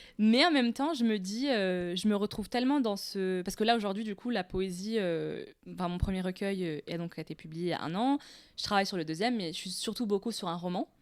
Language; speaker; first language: French; non-native, local second language; Arabic